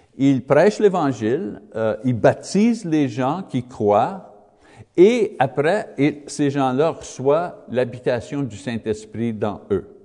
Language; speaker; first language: French; non-native, learner; English